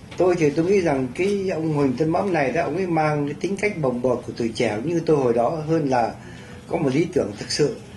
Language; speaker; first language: Vietnamese; native; Vietnamese